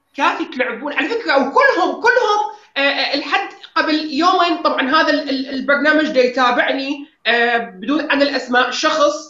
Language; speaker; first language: Arabic; native; Arabic